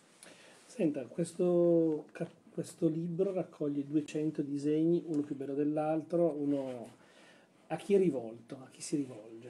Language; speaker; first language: Italian; native; Italian